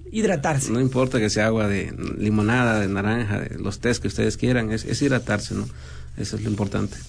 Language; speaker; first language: Spanish; native; Spanish